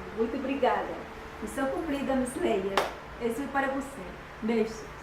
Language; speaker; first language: Portuguese; non-native, fluent; Spanish